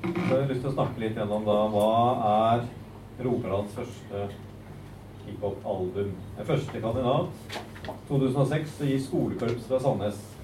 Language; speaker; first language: Norwegian; native; Norwegian